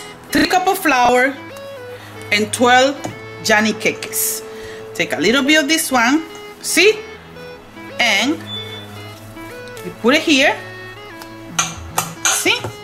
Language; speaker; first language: English; non-native, fluent; Spanish